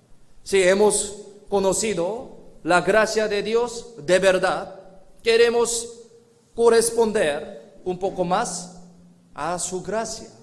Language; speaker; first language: Spanish; non-native, fluent; Korean